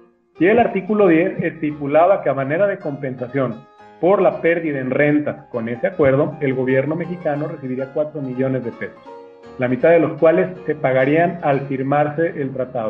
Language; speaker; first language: Spanish; native; Spanish